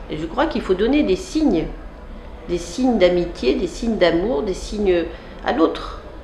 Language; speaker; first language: French; native; French